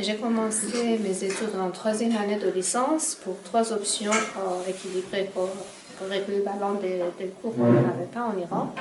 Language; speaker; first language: French; non-native, fluent; Persian